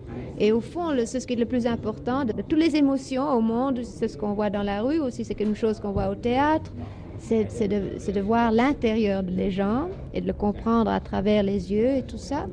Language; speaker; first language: French; non-native, fluent; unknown